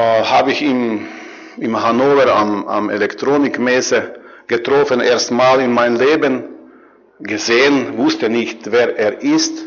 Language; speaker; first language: German; non-native, learner; Croatian